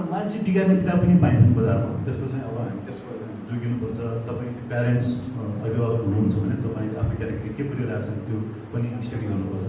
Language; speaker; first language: Nepali; non-native, local second language; Gurung